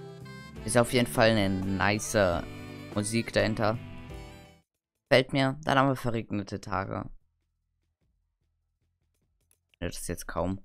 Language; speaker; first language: German; native; German